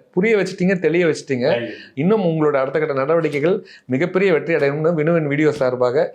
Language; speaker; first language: Tamil; native; Tamil